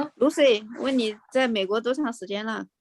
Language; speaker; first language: Chinese; native; Chinese